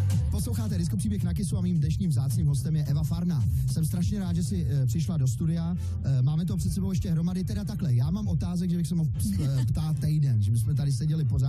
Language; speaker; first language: Czech; native; Czech